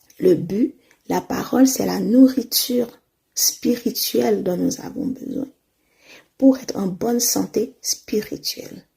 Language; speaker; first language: French; non-native, local second language; Haitian Creole